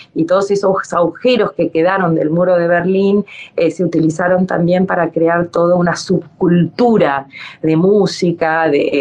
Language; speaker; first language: Spanish; native; Spanish